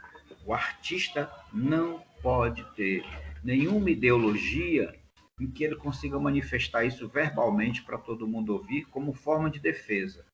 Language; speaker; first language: Portuguese; native; Portuguese